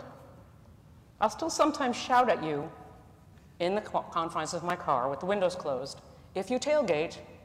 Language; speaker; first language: English; native; English